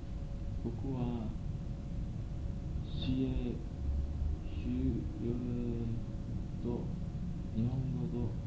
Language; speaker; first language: Japanese; non-native, learner; English